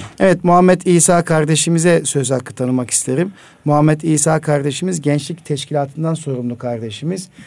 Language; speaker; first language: Turkish; native; Turkish